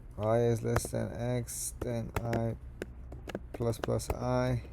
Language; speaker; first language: English; native; English